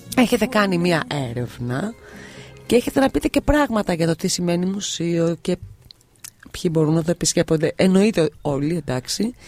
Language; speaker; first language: Greek; native; Greek